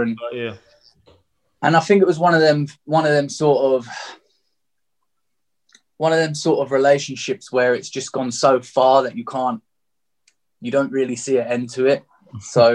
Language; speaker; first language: English; native; English